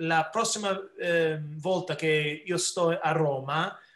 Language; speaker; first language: Italian; early bilingual, heritage; English